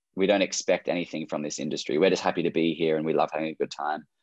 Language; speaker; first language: English; native; English